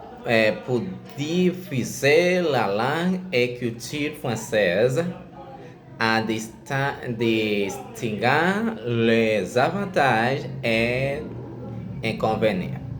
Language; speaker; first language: French; non-native, learner; Spanish